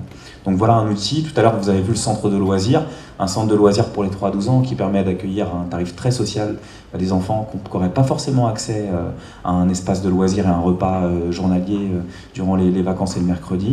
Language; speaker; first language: French; native; French